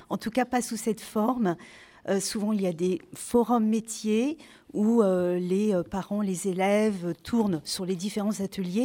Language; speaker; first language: French; native; French